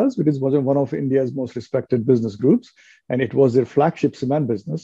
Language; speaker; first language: English; non-native, local second language; Hindi